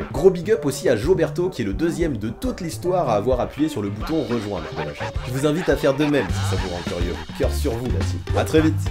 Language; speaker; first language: French; native; French